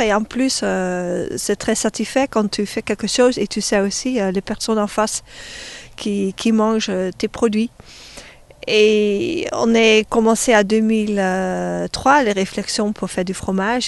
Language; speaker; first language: French; non-native, learner; Dutch